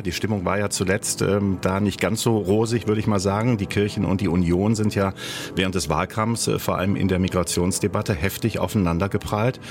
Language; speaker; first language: German; native; German